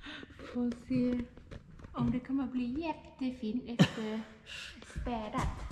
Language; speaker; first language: Swedish; non-native, learner; Thai